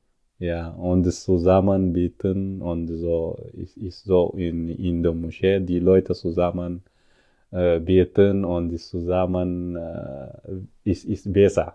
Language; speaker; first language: German; non-native, learner; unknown